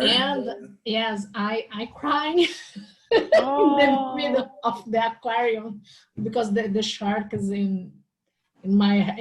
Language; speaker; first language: English; non-native, learner; Portuguese